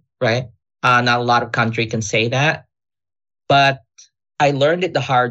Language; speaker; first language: English; non-native, local second language; Filipino